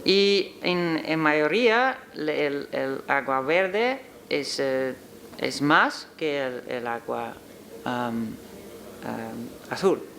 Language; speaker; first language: Spanish; non-native, learner; Dutch